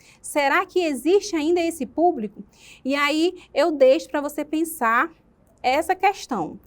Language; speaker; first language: Portuguese; native; Portuguese